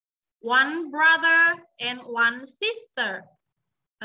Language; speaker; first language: English; non-native, fluent; Vietnamese